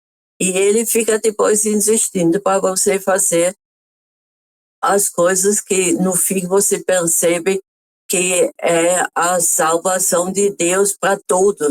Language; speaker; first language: Portuguese; non-native, fluent; German